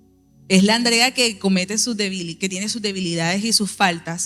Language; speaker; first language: Spanish; native; Spanish